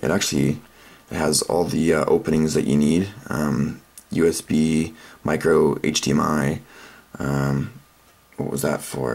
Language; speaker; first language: English; native; English